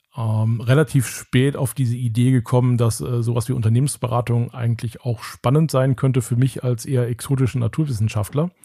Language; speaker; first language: German; native; German